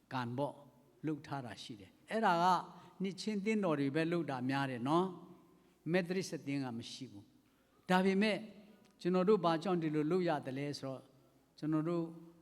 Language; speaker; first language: Burmese; non-native, local second language; Tedim Chin